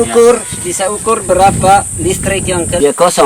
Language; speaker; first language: Indonesian; non-native, learner; French